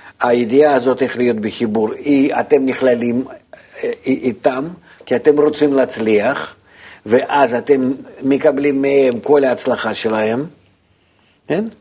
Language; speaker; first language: Hebrew; non-native, fluent; Russian